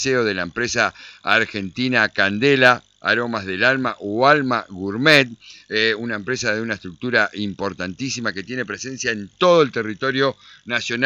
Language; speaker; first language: Spanish; native; Spanish